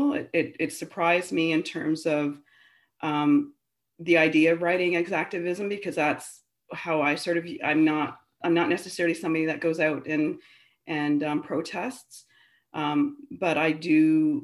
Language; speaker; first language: English; native; English